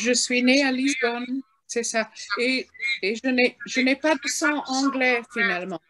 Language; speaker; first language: French; non-native, fluent; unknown